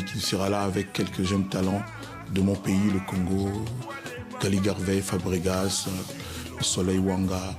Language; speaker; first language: French; non-native, local second language; Lingala